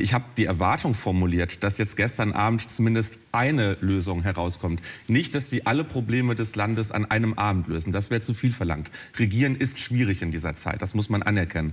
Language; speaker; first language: German; native; German